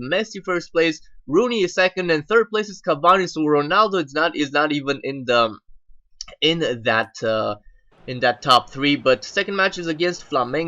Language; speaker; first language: English; native; English